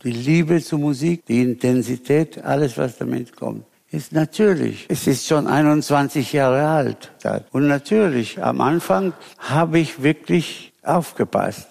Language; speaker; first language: German; non-native, fluent; Spanish